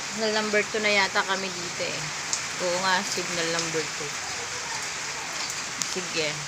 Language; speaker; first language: Filipino; non-native, local second language; Pampanga